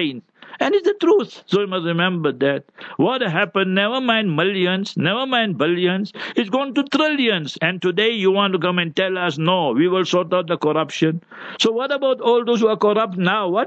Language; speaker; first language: English; non-native, local second language; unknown